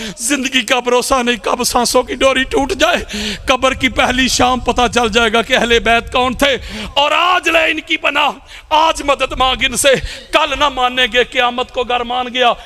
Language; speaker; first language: Urdu; non-native, local second language; Punjabi